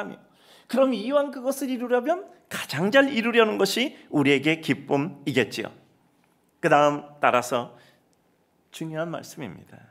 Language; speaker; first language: Korean; native; Korean